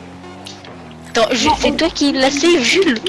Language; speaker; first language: French; native; French